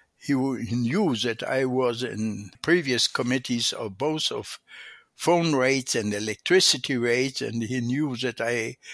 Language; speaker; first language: English; non-native, fluent; Hebrew